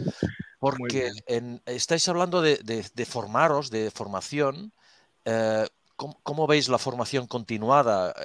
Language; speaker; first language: Spanish; native; Spanish